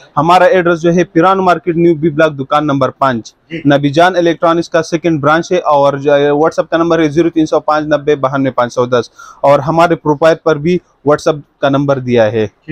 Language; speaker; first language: Urdu; non-native, local second language; Pashto